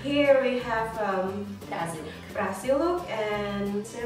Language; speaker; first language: English; non-native, learner; Indonesian